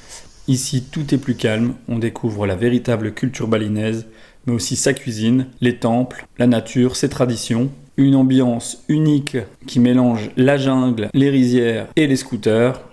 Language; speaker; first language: French; native; French